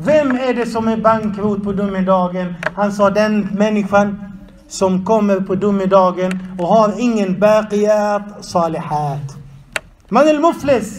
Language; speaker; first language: Swedish; non-native, fluent; Arabic